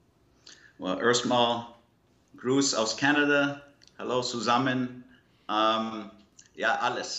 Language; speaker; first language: German; non-native, learner; English